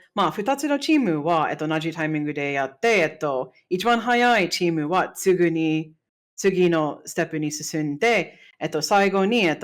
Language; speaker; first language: Japanese; non-native, fluent; English